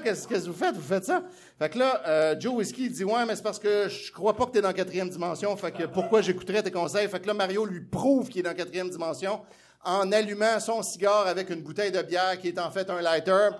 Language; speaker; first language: French; native; French